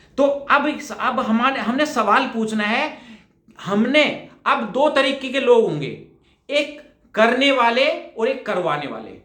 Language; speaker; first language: Hindi; native; Hindi